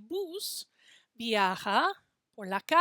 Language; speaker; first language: Spanish; non-native, fluent; English